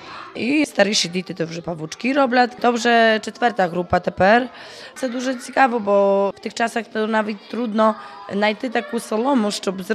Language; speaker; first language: Polish; non-native, local second language; Ukrainian